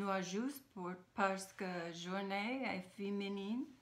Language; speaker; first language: French; non-native, fluent; English